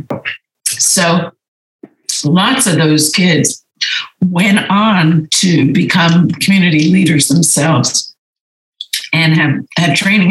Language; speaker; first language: English; native; English